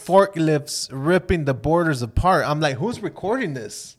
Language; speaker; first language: English; native; English